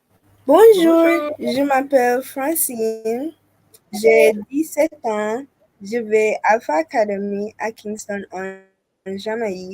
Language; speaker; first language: French; non-native, learner; English